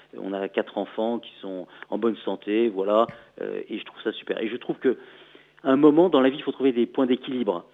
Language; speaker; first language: French; native; French